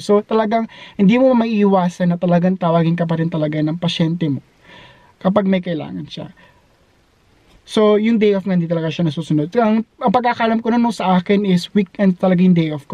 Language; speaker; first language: Filipino; native; Filipino